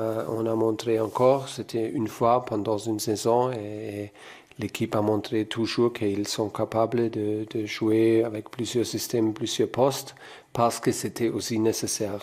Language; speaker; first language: French; non-native, fluent; German